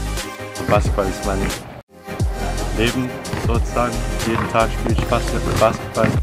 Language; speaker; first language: German; non-native, local second language; Luxembourgish